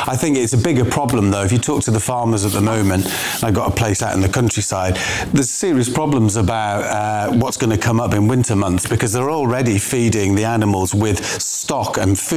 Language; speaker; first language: English; native; English